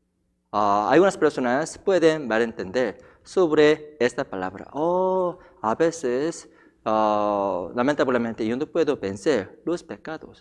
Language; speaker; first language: Spanish; non-native, fluent; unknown